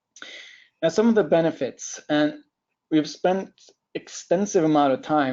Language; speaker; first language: English; non-native, fluent; Norwegian